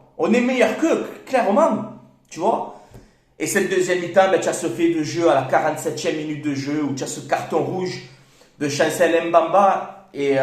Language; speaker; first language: French; native; French